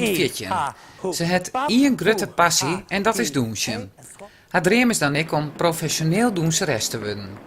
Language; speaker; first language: Dutch; non-native, local second language; Western Frisian